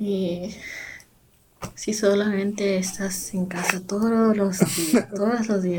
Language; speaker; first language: Spanish; non-native, learner; English